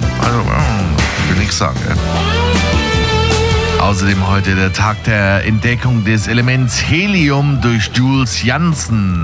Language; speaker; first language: German; non-native, local second language; Luxembourgish